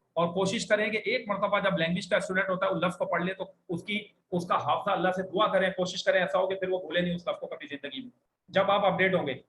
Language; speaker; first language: Urdu; native; Urdu